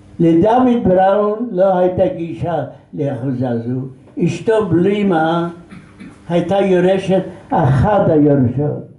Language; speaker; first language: Hebrew; non-native, fluent; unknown